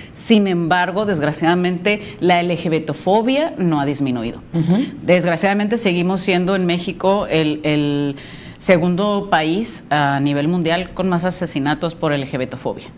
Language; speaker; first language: Spanish; native; Spanish